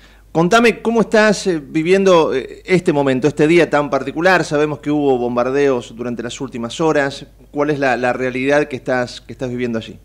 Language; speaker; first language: Spanish; native; Spanish